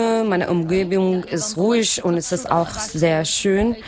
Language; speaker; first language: German; non-native, learner; Arabic